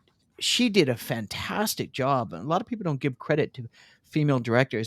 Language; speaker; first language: English; native; English